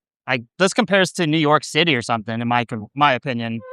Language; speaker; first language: English; native; English